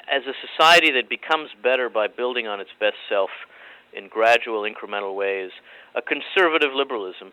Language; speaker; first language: English; native; English